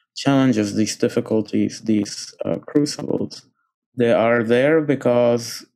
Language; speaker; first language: English; non-native, fluent; Arabic